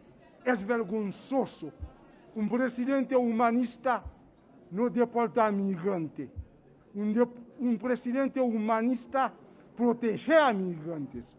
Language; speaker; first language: Spanish; non-native, fluent; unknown